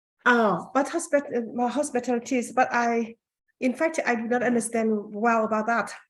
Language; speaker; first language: English; non-native, learner; Vietnamese